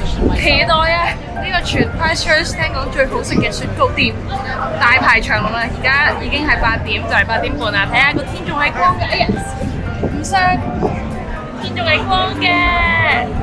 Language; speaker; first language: Chinese; native; Chinese